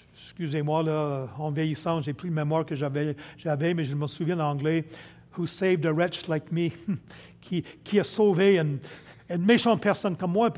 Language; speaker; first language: French; non-native, local second language; English